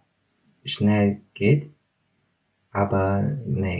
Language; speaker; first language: German; non-native, learner; Chinese